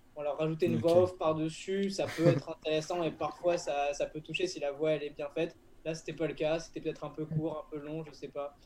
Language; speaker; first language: French; native; French